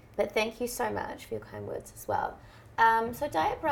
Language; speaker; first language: English; native; English